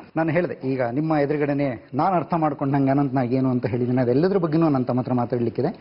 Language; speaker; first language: Kannada; native; Kannada